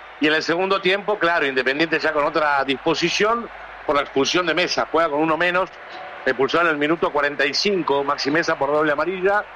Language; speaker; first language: Spanish; native; Spanish